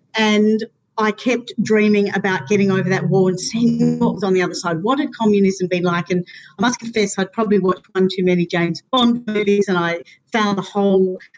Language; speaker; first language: English; native; English